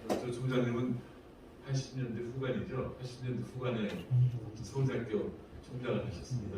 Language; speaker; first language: Korean; native; Korean